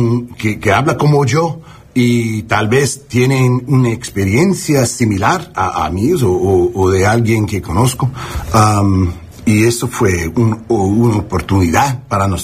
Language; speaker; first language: Spanish; non-native, learner; English